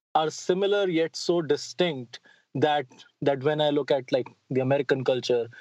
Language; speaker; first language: English; non-native, local second language; Hindi